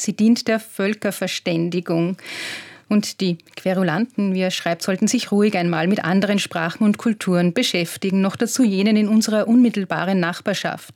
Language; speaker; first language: German; native; German